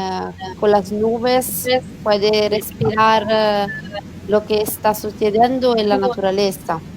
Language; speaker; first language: Spanish; non-native, learner; Italian